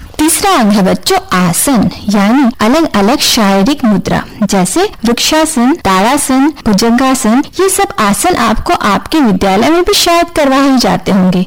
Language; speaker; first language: Hindi; native; Hindi